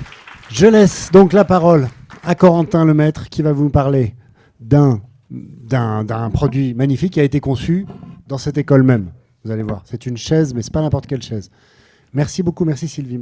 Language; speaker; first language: French; native; French